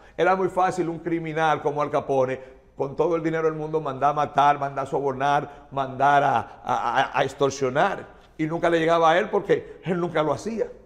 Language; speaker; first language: Spanish; native; Spanish